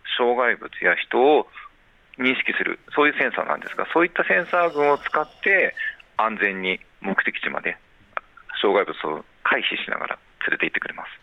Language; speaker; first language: Japanese; native; Japanese